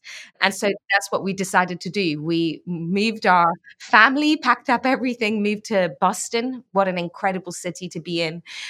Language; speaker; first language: English; native; English